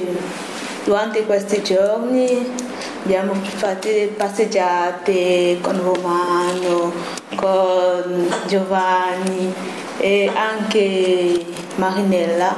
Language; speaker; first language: Italian; non-native, fluent; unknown